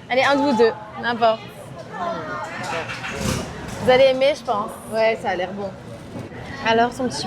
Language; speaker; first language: French; native; French